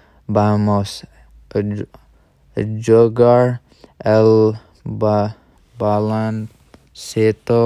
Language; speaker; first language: Spanish; non-native, learner; English